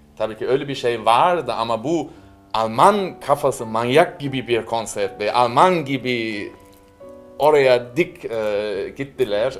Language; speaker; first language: Turkish; non-native, learner; German